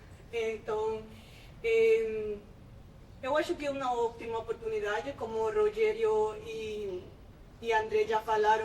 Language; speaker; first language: Portuguese; non-native, fluent; Spanish